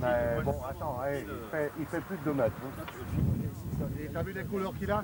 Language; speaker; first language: French; native; French